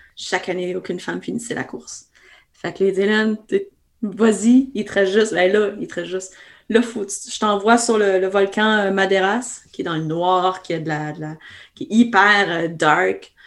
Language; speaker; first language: French; native; French